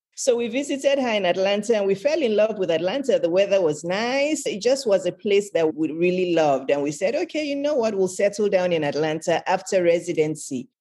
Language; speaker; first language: English; non-native, local second language; Yoruba